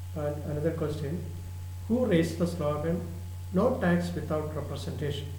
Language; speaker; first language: English; non-native, local second language; Malayalam